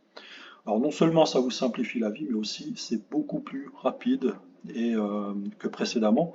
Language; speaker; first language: French; native; French